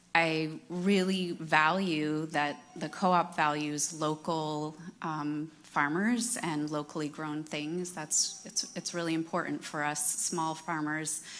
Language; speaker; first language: English; native; English